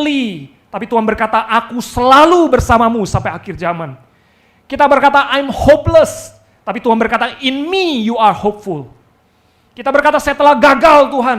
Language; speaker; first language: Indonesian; native; Indonesian